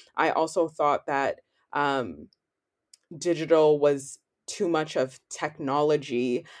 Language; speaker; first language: English; native; English